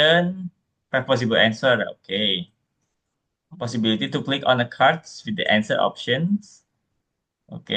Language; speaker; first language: English; non-native, fluent; Indonesian